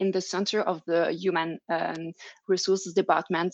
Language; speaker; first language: English; non-native, fluent; French